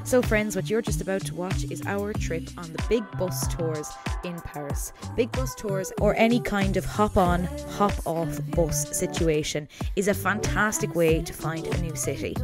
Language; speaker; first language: English; native; English